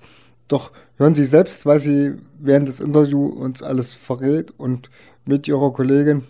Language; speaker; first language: German; native; German